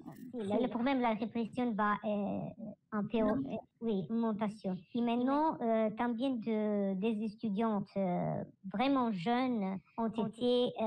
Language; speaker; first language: French; non-native, learner; Italian